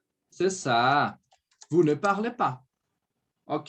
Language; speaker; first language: French; non-native, fluent; Portuguese